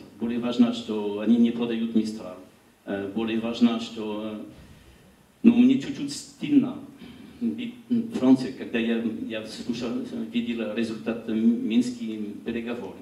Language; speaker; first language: Russian; non-native, learner; French